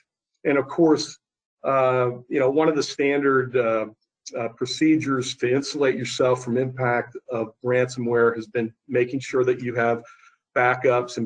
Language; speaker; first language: English; native; English